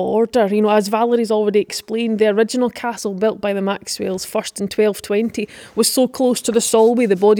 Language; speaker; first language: English; native; English